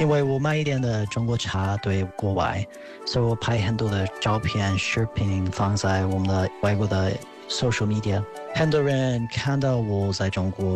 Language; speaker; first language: Chinese; non-native, fluent; English